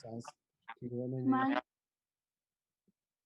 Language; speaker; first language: English; non-native, fluent; Japanese